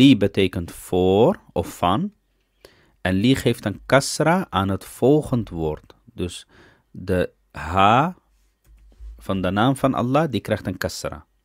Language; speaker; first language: Dutch; early bilingual, other home language; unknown